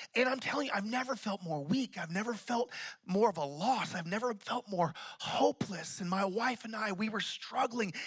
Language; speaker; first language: English; native; English